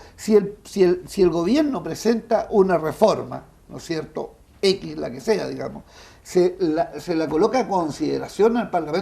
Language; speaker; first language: Spanish; native; Spanish